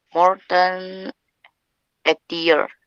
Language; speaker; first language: English; non-native, learner; Indonesian